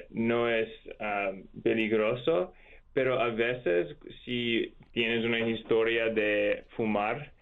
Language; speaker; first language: Spanish; non-native, learner; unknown